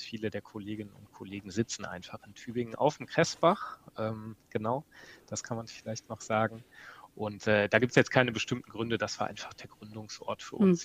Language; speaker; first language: German; native; German